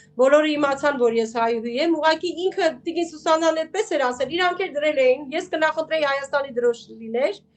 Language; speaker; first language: Armenian; native; Armenian